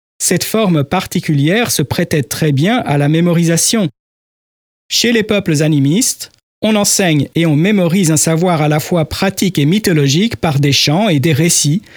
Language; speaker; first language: French; native; French